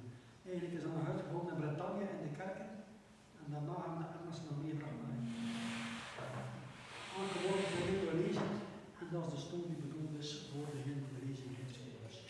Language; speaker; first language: Dutch; native; Dutch